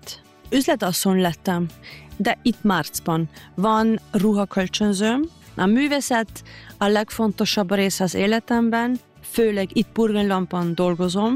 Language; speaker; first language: Hungarian; non-native, fluent; German